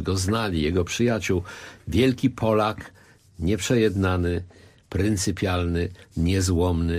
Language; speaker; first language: Polish; native; Polish